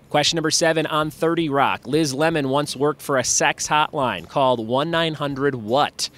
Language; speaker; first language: English; native; English